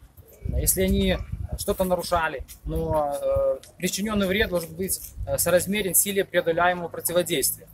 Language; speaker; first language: Russian; native; Russian